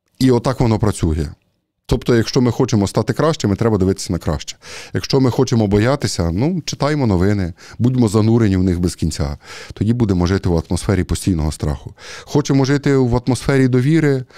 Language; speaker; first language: Ukrainian; native; Ukrainian